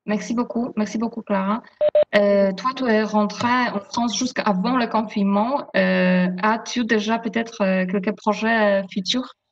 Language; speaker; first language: French; non-native, fluent; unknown